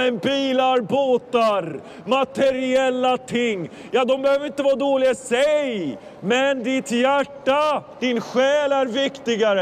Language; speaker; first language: Swedish; non-native, fluent; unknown